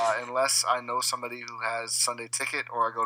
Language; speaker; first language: English; native; English